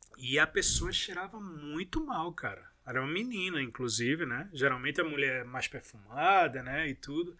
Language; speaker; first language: Portuguese; native; Portuguese